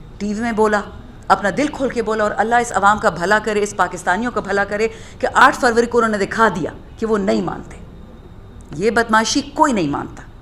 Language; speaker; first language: Urdu; non-native, local second language; Pashto